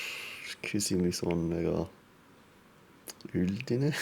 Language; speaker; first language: Estonian; non-native, learner; English